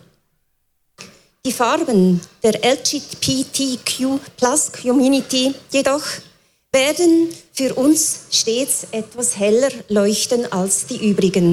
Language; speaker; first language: German; native; German